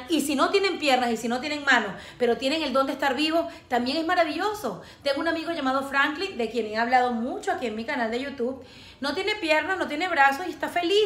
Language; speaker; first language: Spanish; native; Spanish